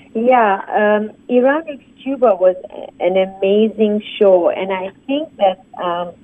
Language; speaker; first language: English; non-native, fluent; Persian